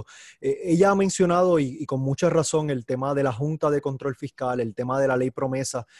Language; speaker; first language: Spanish; native; Spanish